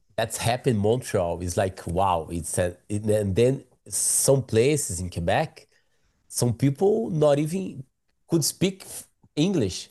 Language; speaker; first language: English; non-native, learner; Portuguese